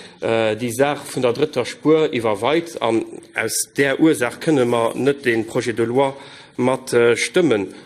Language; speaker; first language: Luxembourgish; native; Luxembourgish